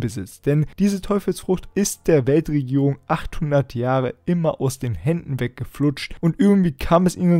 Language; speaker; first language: German; native; German